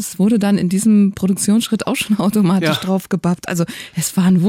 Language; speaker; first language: German; native; German